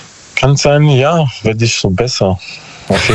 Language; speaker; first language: German; non-native, learner; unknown